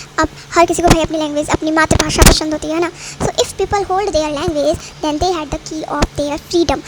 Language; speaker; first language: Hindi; native; Hindi